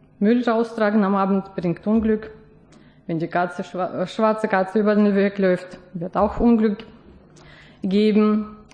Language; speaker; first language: German; non-native, fluent; Russian